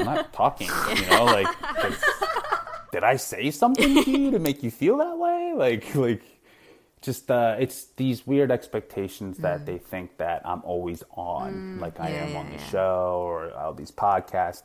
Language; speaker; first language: English; native; English